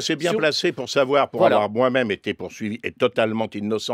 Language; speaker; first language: French; native; French